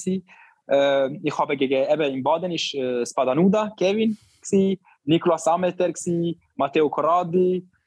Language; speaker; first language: German; non-native, learner; Albanian